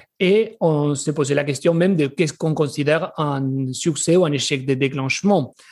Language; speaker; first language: French; non-native, fluent; Spanish